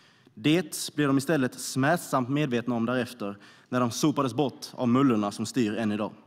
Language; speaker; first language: Swedish; native; Swedish